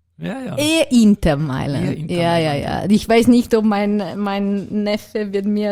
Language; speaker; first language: German; non-native, fluent; Italian